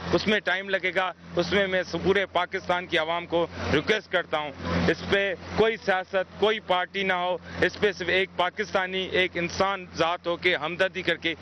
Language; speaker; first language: Urdu; native; Urdu